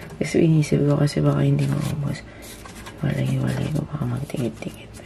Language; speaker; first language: Filipino; native; Filipino